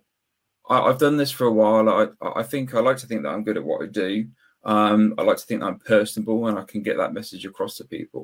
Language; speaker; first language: English; native; English